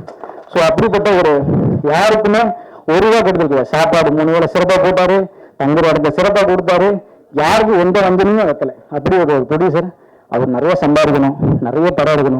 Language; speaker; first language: Tamil; native; Tamil